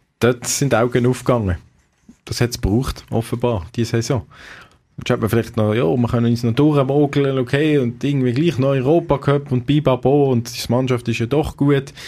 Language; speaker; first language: German; native; German